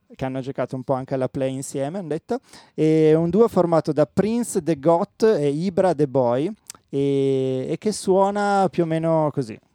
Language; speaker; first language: Italian; native; Italian